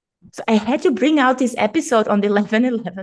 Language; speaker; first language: English; non-native, fluent; German